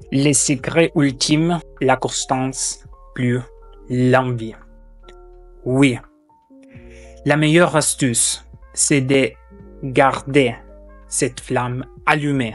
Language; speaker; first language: French; non-native, fluent; German